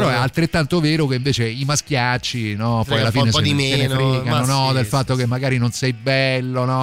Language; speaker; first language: Italian; native; Italian